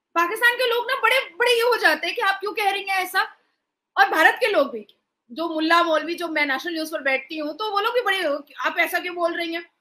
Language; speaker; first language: Hindi; native; Hindi